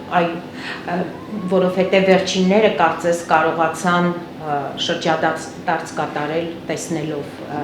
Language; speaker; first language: Armenian; native; Armenian